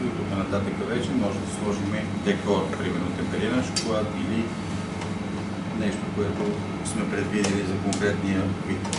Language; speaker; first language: Bulgarian; native; Bulgarian